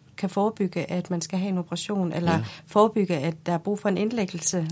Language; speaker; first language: Danish; native; Danish